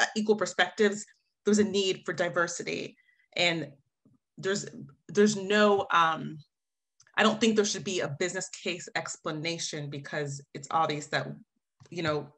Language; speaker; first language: English; native; English